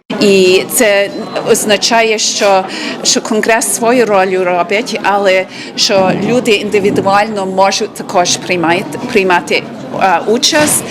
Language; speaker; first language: Ukrainian; early bilingual, heritage; Ukrainian